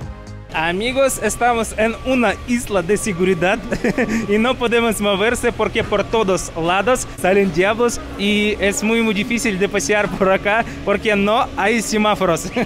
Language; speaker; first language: Spanish; non-native, fluent; Russian